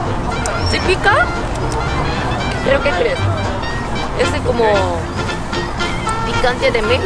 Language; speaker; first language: Spanish; non-native, learner; Korean